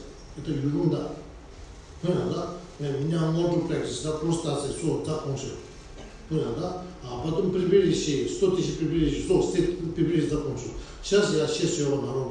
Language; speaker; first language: Russian; non-native, learner; Tibetan